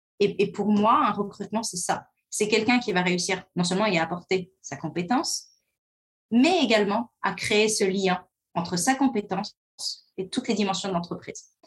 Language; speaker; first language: French; early bilingual, other home language; Arabic